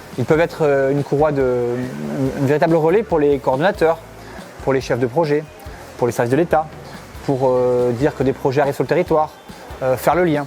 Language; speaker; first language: French; native; French